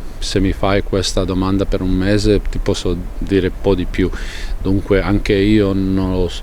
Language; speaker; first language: Italian; non-native, fluent; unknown